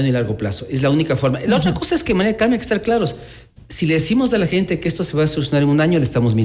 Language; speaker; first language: Spanish; native; Spanish